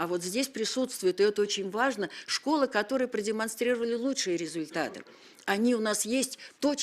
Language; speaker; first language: Russian; native; Russian